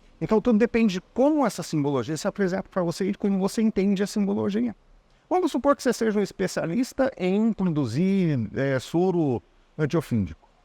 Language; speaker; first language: Portuguese; non-native, fluent; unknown